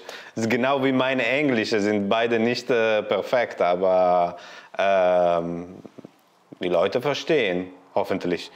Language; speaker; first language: German; non-native, learner; Italian